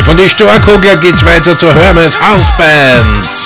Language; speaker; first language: German; native; German